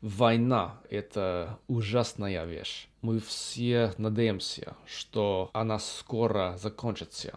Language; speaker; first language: Russian; non-native, learner; English